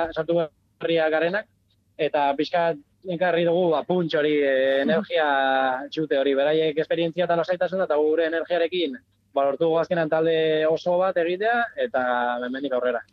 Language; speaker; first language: Basque; native; Basque